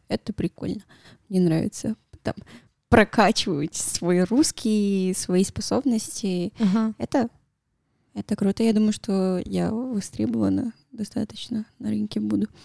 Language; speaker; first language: Russian; non-native, fluent; Spanish